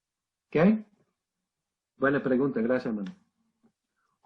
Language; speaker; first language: Spanish; non-native, fluent; English